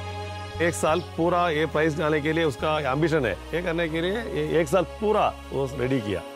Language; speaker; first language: Hindi; non-native, local second language; Malayalam